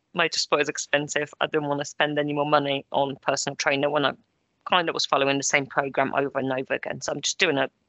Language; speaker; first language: English; early bilingual, other home language; Polish